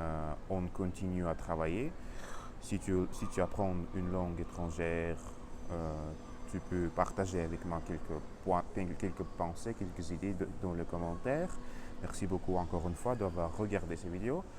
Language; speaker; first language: French; non-native, learner; Russian